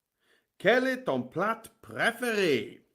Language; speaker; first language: French; non-native, learner; Welsh